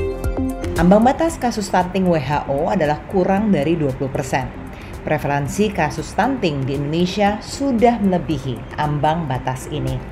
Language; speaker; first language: Indonesian; native; Indonesian